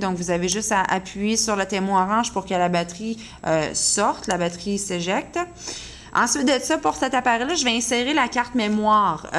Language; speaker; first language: French; native; French